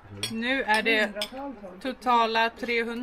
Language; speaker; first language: Swedish; native; Swedish